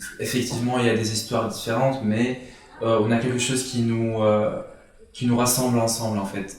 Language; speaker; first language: French; non-native, local second language; Arabic